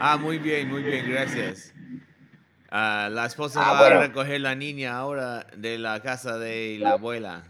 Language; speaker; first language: Spanish; non-native, learner; English